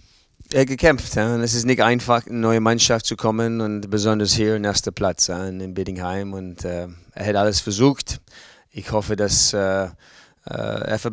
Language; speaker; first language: German; non-native, learner; English